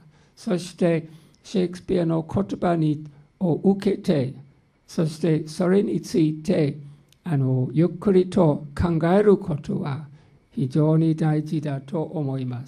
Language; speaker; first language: Japanese; non-native, fluent; English